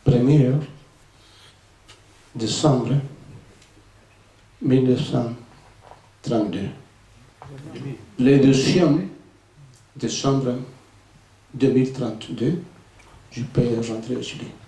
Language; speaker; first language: French; non-native, fluent; Spanish